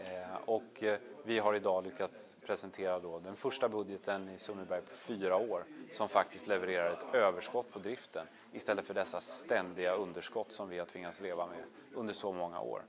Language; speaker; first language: Swedish; native; Swedish